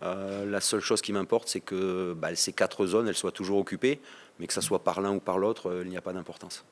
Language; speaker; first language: French; native; French